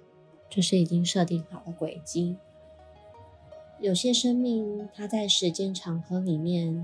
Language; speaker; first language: Chinese; native; Chinese